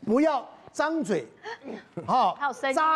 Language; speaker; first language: Chinese; native; Chinese